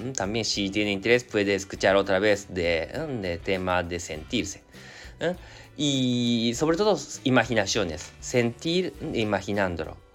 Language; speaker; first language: Spanish; non-native, learner; Japanese